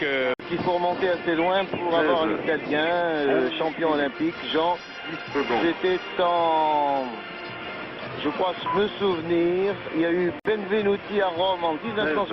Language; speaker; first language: French; native; French